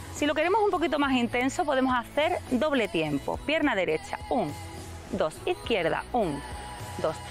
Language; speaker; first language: Spanish; native; Spanish